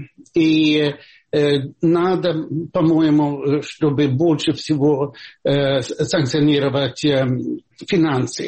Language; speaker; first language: Russian; non-native, fluent; Swedish